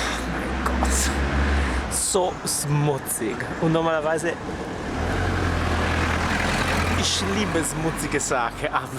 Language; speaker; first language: German; non-native, learner; Italian